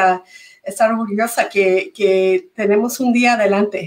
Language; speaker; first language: Spanish; early bilingual, heritage; Spanish